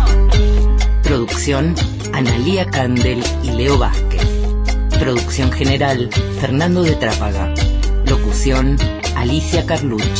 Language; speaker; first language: Spanish; native; Spanish